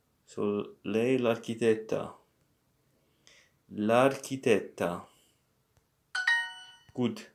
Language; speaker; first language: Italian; non-native, learner; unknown